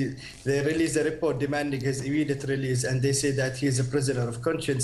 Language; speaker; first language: English; non-native, fluent; Arabic